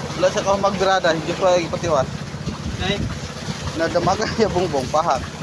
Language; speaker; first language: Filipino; non-native, local second language; Cebuano